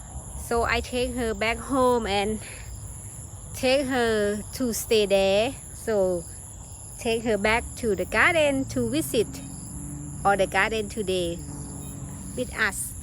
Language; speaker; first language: English; non-native, learner; Thai